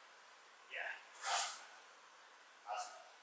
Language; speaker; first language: English; native; English